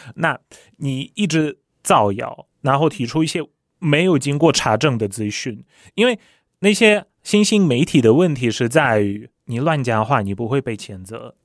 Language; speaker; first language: Chinese; non-native, fluent; Polish